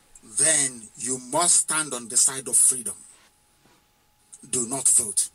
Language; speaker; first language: English; non-native, local second language; Igbo